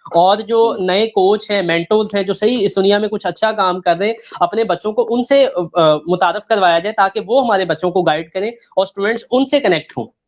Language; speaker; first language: Urdu; non-native, local second language; Punjabi